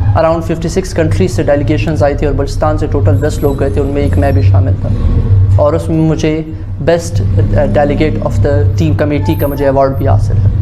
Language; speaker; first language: Urdu; non-native, local second language; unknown